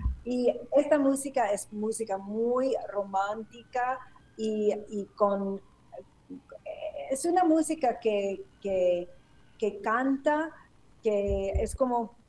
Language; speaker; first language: Spanish; non-native, fluent; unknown